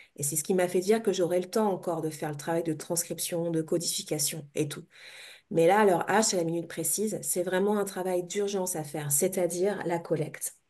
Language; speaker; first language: French; native; French